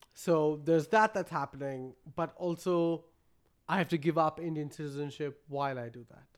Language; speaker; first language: English; non-native, local second language; Malayalam